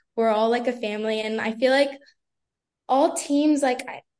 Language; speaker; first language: English; native; English